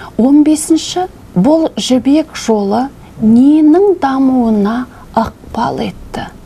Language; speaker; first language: Kazakh; native; Kazakh